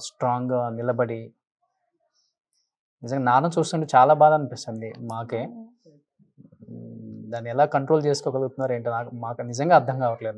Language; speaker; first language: Telugu; native; Telugu